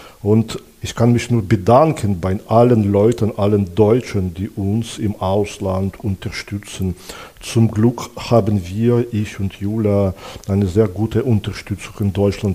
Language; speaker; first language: German; non-native, fluent; Belarusian